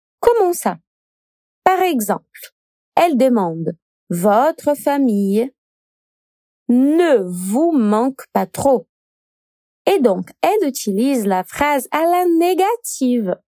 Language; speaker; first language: French; non-native, fluent; Portuguese